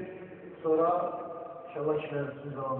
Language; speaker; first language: Turkish; non-native, learner; Azerbaijani